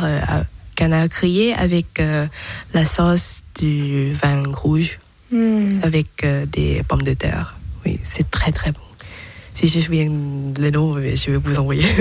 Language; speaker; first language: French; non-native, learner; Thai